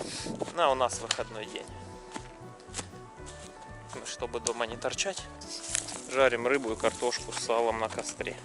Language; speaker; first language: Russian; native; Russian